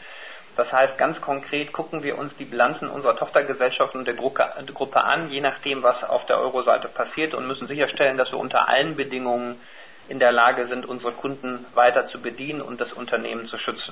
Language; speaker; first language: German; native; German